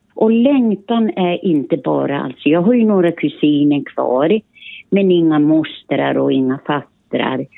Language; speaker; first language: Swedish; early bilingual, other home language; Finnish